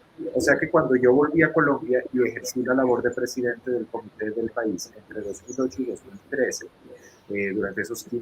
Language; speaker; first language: Spanish; native; Spanish